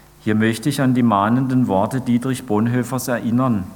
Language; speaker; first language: German; native; German